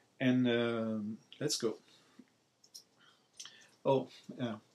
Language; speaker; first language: English; non-native, learner; French